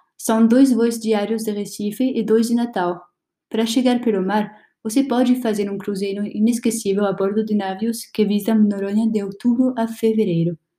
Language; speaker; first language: Portuguese; non-native, learner; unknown